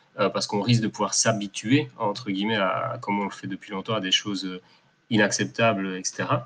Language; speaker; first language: French; native; French